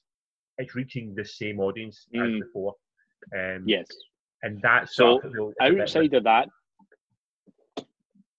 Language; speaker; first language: English; native; English